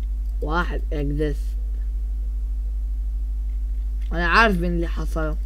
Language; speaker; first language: Arabic; native; Arabic